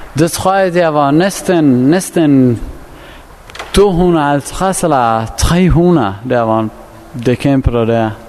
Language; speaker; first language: Danish; non-native, fluent; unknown